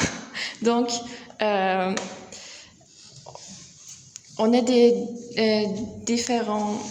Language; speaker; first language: French; non-native, learner; Turkish